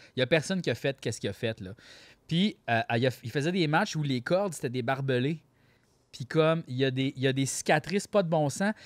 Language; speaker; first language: French; native; French